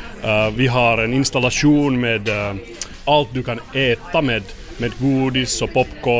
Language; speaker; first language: Swedish; non-native, local second language; Finnish